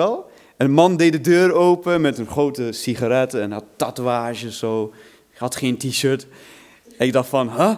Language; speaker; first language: Dutch; non-native, fluent; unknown